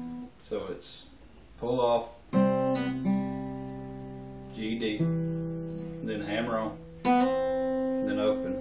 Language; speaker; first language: English; native; English